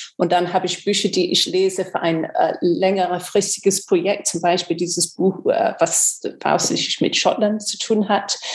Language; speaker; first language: German; non-native, fluent; English